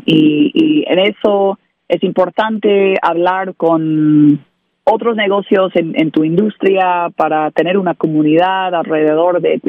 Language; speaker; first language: Spanish; non-native, learner; English